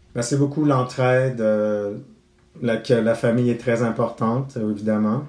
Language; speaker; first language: French; native; French